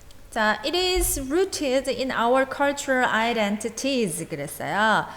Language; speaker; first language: English; non-native, fluent; Korean